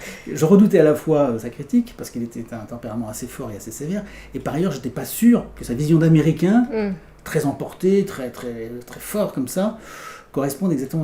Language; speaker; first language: French; native; French